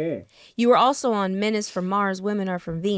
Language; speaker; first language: English; native; English